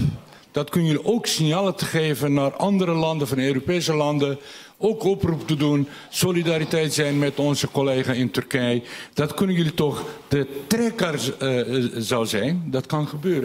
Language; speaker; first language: Dutch; non-native, fluent; Turkish